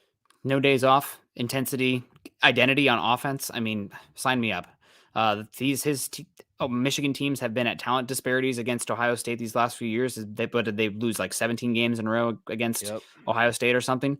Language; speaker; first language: English; native; English